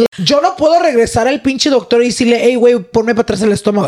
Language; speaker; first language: Spanish; early bilingual, heritage; Spanish